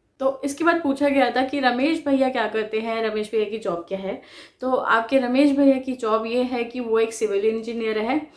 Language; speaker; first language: Hindi; non-native, local second language; Bangla